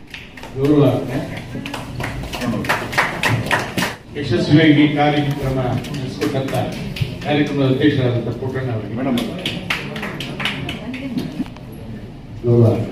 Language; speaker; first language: Kannada; native; Kannada